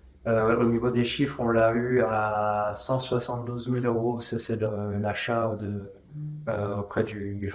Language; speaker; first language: French; native; French